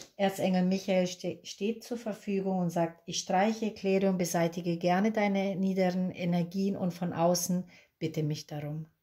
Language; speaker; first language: German; non-native, fluent; Spanish